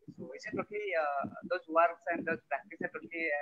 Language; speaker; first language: English; non-native, local second language; Odia